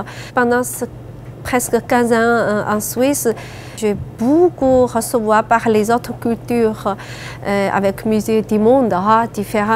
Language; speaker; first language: French; non-native, learner; Chinese